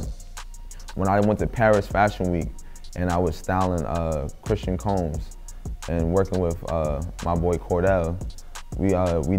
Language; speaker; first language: English; native; English